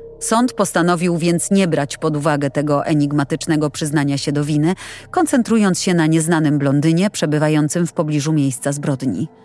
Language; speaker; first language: Polish; native; Polish